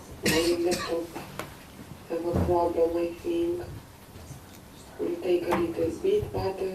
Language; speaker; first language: English; non-native, fluent; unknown